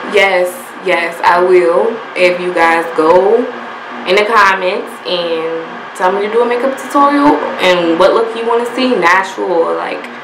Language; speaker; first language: English; native; English